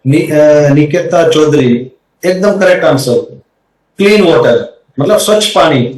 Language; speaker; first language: Hindi; non-native, local second language; Gujarati